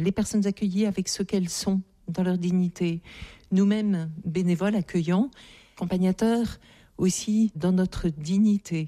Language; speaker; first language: French; native; French